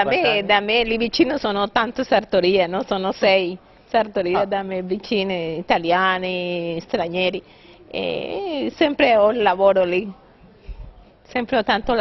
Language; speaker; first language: Italian; non-native, fluent; Spanish